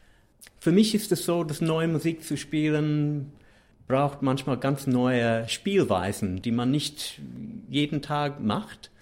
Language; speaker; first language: German; non-native, fluent; English